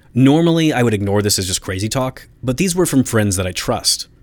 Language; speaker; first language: English; native; English